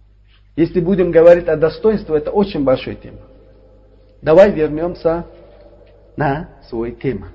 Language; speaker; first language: Russian; non-native, learner; Uzbek